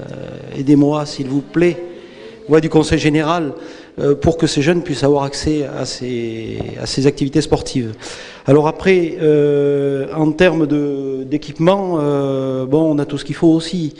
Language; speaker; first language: French; native; French